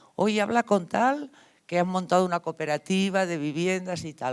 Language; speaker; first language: Spanish; native; Spanish